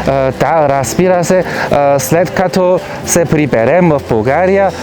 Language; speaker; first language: Bulgarian; non-native, fluent; Chinese